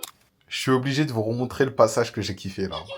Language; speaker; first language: French; native; French